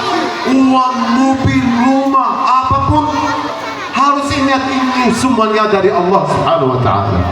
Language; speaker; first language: Indonesian; non-native, learner; Arabic